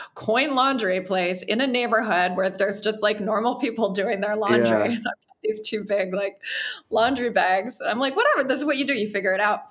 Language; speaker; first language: English; native; English